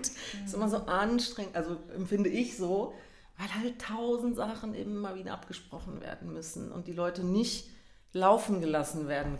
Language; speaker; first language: German; native; German